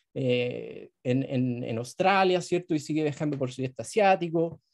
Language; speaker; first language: Spanish; native; Spanish